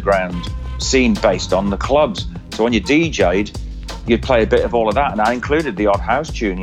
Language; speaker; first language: English; native; English